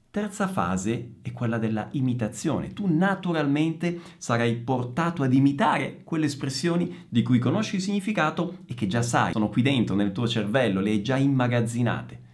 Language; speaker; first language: Italian; native; Italian